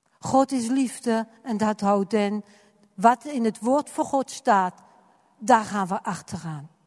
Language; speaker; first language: Dutch; non-native, fluent; French